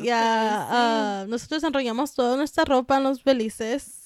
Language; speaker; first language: Spanish; early bilingual, heritage; Spanish